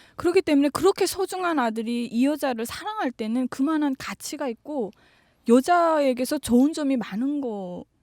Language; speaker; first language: Korean; native; Korean